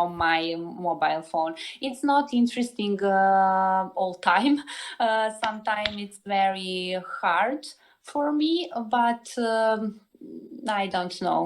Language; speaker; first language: English; non-native, learner; Serbian